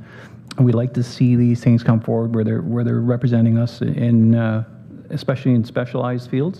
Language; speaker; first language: English; native; English